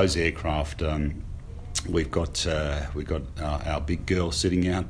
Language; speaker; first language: English; native; English